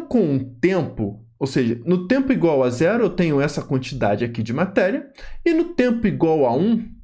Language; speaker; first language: Portuguese; native; Portuguese